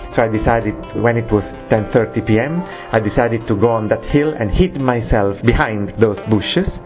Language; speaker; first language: English; non-native, fluent; Italian